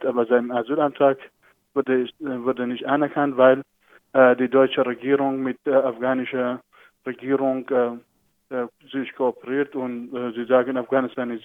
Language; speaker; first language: German; non-native, fluent; Persian